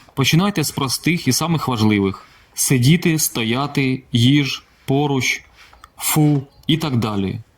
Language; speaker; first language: Ukrainian; non-native, local second language; Russian